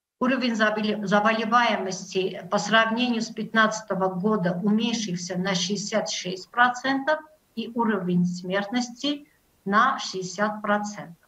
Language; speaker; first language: Russian; non-native, local second language; Armenian